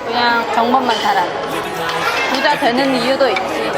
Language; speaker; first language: Korean; non-native, learner; Vietnamese